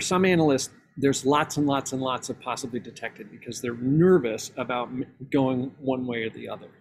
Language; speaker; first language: English; native; English